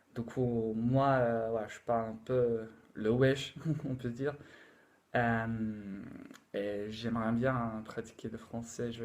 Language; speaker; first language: French; non-native, fluent; English